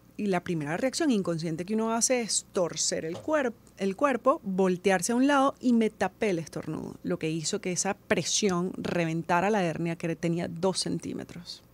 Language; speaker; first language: Spanish; native; Spanish